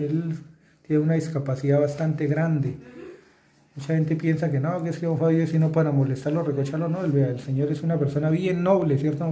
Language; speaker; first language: Spanish; native; Spanish